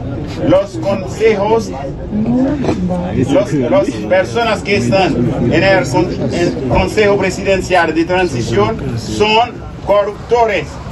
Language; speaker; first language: Spanish; non-native, learner; Haitian Creole